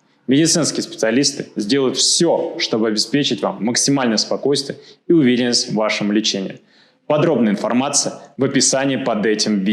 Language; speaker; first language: Russian; native; Russian